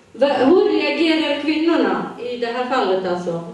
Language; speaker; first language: Swedish; non-native, fluent; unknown